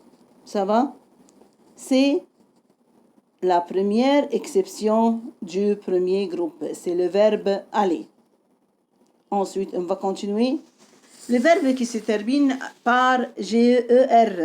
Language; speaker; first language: French; non-native, fluent; Arabic